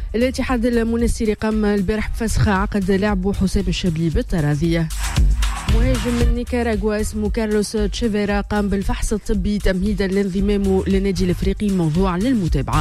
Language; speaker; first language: Arabic; native; Arabic